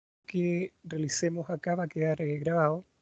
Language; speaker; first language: Spanish; native; Spanish